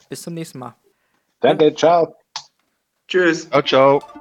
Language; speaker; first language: German; native; German